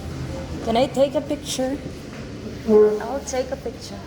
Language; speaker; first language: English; non-native, learner; Filipino